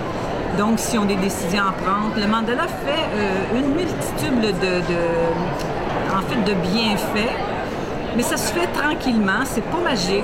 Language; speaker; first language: French; native; French